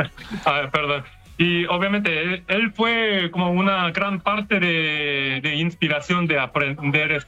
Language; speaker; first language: Spanish; non-native, learner; Korean